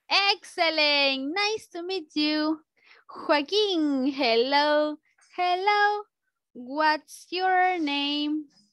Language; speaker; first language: English; non-native, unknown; Spanish